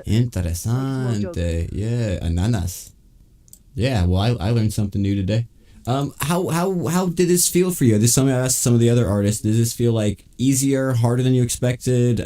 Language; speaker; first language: English; non-native, fluent; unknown